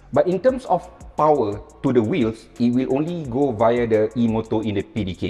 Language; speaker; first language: English; non-native, local second language; Malay